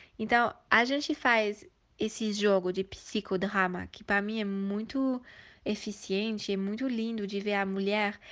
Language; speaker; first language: Portuguese; early bilingual, heritage; Portuguese